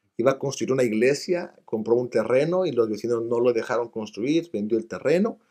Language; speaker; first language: Spanish; early bilingual, other home language; English